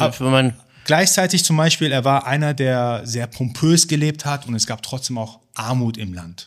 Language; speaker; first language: German; early bilingual, other home language; Persian